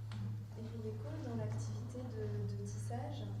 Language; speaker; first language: French; native; French